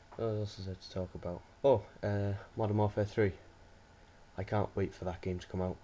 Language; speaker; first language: English; native; English